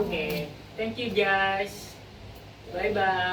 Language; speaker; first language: English; non-native, learner; Indonesian